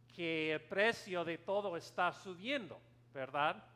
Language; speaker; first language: Spanish; non-native, learner; English